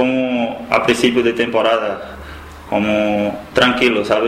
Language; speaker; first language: Spanish; non-native, learner; Portuguese